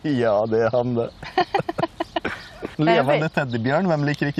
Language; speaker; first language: Norwegian; native; Norwegian